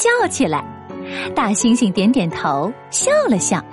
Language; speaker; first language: Chinese; native; Chinese